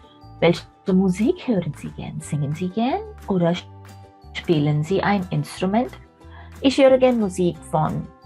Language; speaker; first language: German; non-native, fluent; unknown